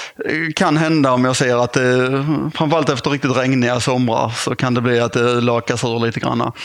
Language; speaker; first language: Swedish; native; Swedish